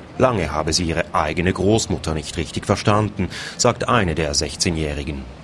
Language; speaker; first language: German; native; German